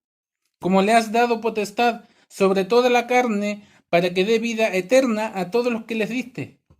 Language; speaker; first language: Spanish; native; Spanish